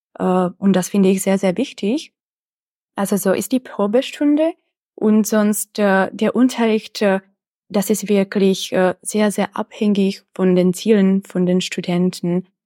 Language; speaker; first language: German; non-native, fluent; Czech